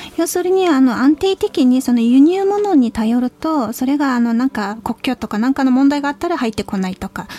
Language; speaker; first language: Japanese; non-native, fluent; Mongolian